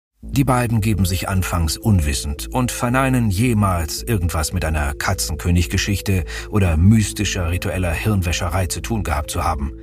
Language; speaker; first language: German; native; German